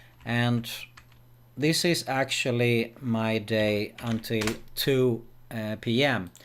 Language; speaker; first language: English; non-native, fluent; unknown